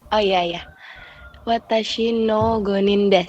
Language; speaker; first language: Japanese; non-native, learner; Indonesian